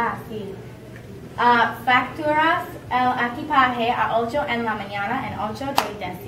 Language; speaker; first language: Spanish; non-native, learner; English